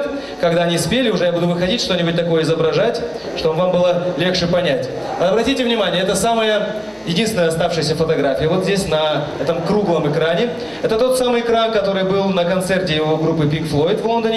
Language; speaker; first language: Russian; native; Russian